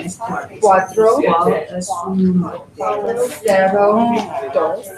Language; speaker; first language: Spanish; non-native, learner; English